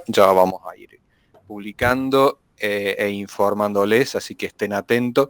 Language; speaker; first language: Spanish; native; Spanish